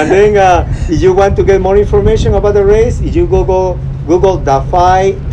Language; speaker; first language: English; non-native, fluent; Spanish